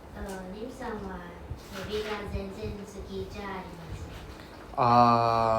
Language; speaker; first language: Japanese; non-native, learner; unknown